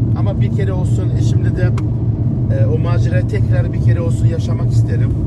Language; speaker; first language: Turkish; early bilingual, heritage; Turkish